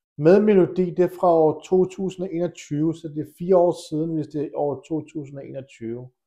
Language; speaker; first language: Danish; early bilingual, other home language; Kurdish